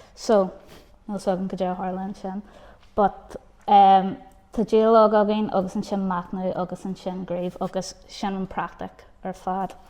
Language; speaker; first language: Irish; non-native, local second language; English